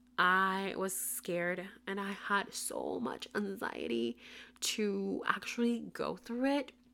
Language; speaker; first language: English; non-native, local second language; Spanish